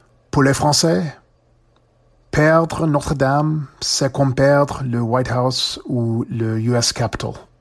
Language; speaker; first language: French; non-native, learner; English